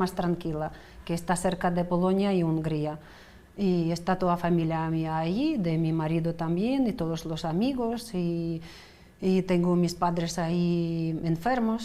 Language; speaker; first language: Spanish; non-native, fluent; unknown